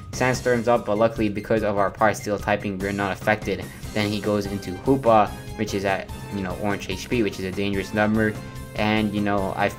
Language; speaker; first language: English; native; English